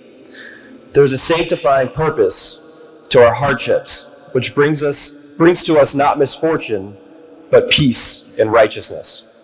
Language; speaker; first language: English; native; English